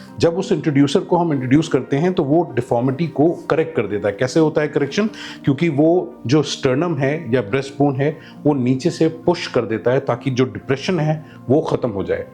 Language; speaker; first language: Hindi; native; Hindi